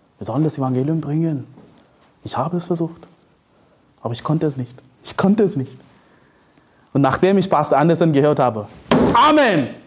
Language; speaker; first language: German; non-native, fluent; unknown